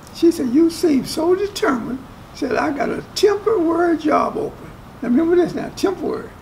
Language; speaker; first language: English; native; English